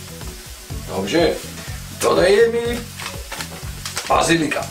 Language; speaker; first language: Polish; non-native, learner; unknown